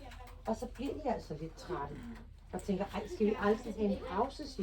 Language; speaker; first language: Danish; native; Danish